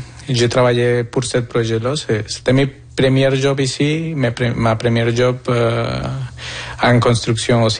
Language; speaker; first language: French; non-native, fluent; Spanish